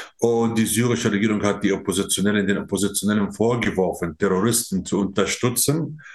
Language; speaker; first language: German; non-native, fluent; Arabic